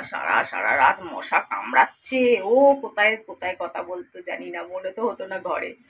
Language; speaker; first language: Bangla; native; Bangla